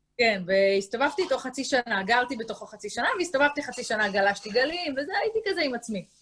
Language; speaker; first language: Hebrew; native; Hebrew